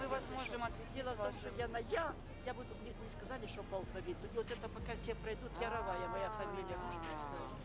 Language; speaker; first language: Russian; native; Russian